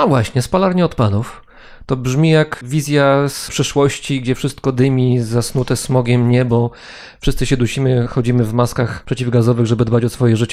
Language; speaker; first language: Polish; native; Polish